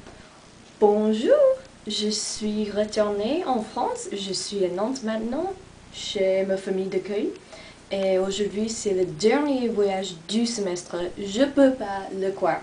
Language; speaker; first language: French; non-native, learner; English